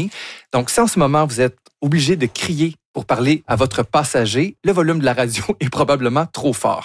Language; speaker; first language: French; native; French